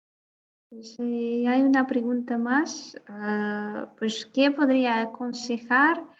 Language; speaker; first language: Spanish; non-native, fluent; Russian